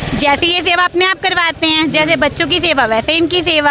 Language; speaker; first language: Hindi; non-native, local second language; Punjabi